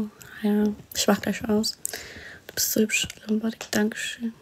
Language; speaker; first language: German; early bilingual, other home language; Arabic